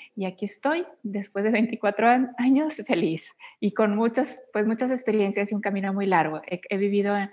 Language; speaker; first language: Spanish; native; Spanish